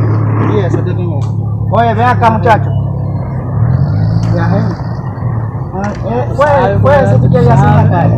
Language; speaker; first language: Spanish; non-native, learner; Haitian Creole